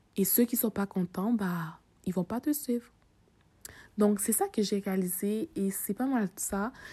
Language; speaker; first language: French; early bilingual, other home language; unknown